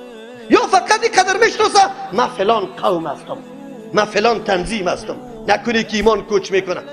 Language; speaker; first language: Persian; native; Persian